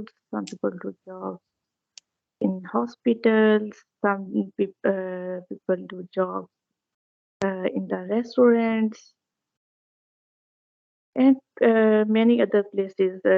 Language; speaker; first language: English; non-native, learner; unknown